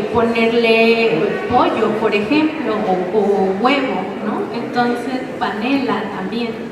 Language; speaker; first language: Spanish; native; Spanish